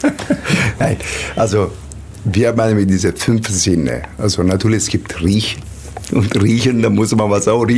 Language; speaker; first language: German; non-native, learner; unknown